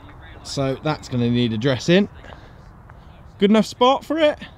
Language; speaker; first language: English; native; English